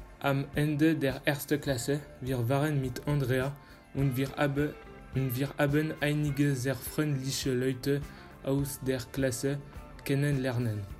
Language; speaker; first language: German; non-native, learner; French